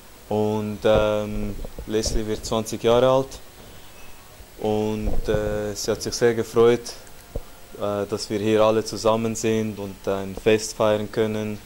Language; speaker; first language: German; early bilingual, other home language; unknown